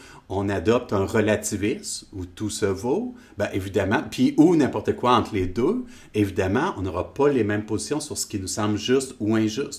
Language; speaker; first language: French; native; French